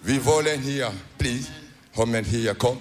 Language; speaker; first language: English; non-native, learner; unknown